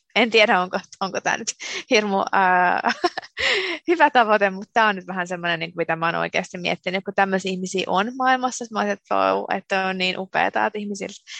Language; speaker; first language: Finnish; native; Finnish